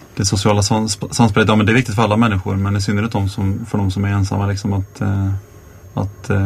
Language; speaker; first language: Swedish; native; Swedish